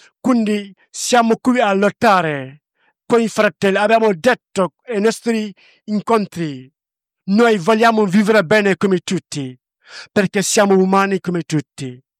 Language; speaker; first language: Italian; non-native, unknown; Wolof